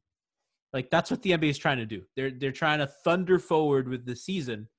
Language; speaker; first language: English; native; English